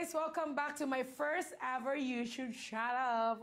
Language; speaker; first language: English; non-native, learner; Filipino